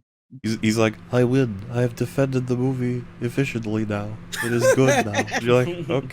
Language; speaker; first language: English; native; English